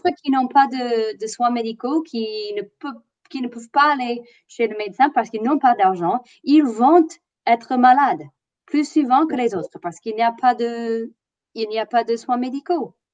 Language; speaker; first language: French; non-native, fluent; English